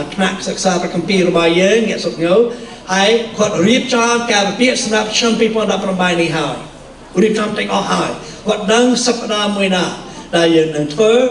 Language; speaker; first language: Khmer; native; Khmer